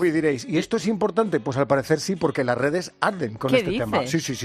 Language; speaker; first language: Spanish; native; Spanish